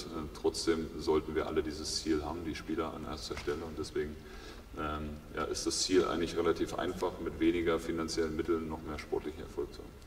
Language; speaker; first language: German; native; German